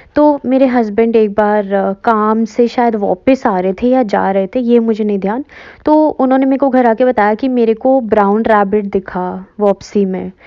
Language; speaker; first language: Hindi; native; Hindi